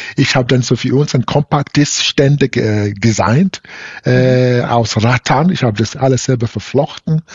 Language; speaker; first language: German; non-native, fluent; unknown